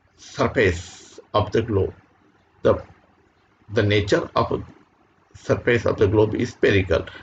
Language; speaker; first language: English; non-native, local second language; Marathi